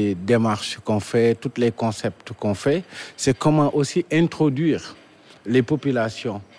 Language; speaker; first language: French; non-native, local second language; Wolof